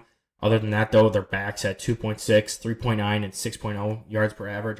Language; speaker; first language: English; native; English